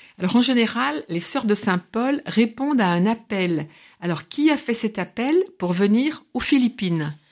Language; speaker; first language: French; native; French